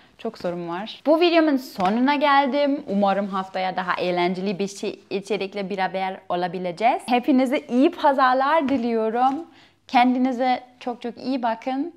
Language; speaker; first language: Turkish; non-native, fluent; German